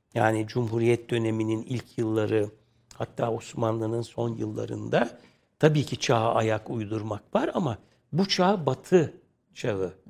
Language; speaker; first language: Turkish; native; Turkish